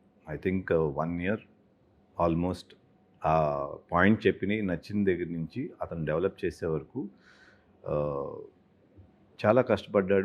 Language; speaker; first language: Telugu; native; Telugu